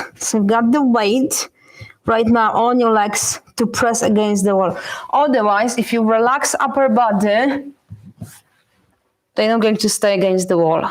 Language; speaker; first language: English; non-native, fluent; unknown